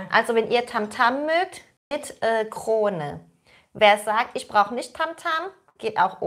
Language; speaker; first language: German; native; German